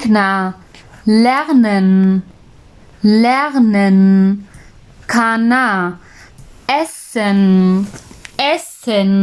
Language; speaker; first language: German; non-native, fluent; Urdu